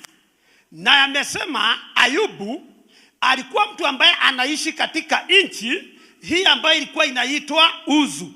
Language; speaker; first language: Swahili; non-native, local second language; Kikuyu